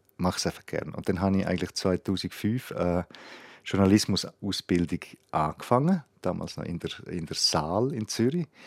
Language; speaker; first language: German; native; German